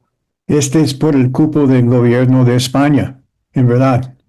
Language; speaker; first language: Spanish; early bilingual, heritage; English